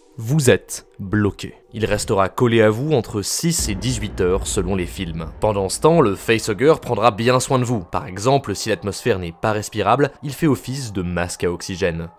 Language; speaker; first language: French; native; French